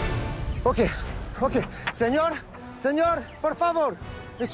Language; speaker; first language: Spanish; non-native, learner; French